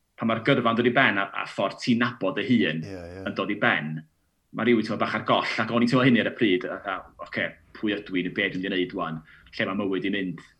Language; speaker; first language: Welsh; native; Welsh